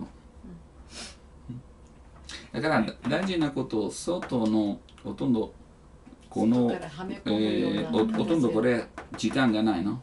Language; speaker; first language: Japanese; non-native, learner; Italian